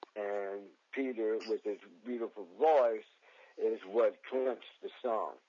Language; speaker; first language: English; native; English